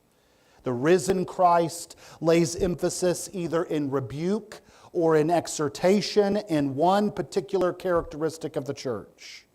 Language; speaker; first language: English; native; English